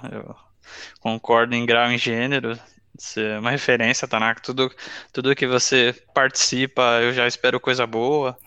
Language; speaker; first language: Portuguese; native; Portuguese